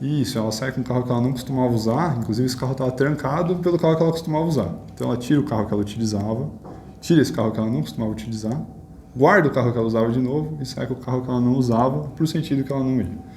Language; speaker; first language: Portuguese; native; Portuguese